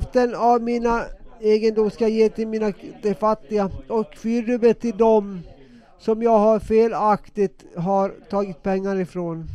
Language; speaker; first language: Swedish; non-native, local second language; Finnish